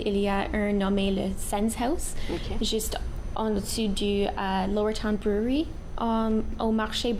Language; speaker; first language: French; non-native, local second language; English